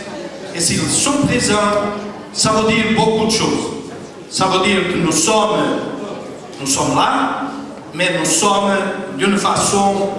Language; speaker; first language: French; non-native, fluent; Portuguese